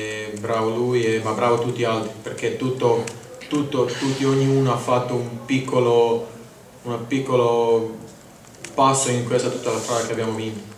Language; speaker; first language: Italian; non-native, learner; Croatian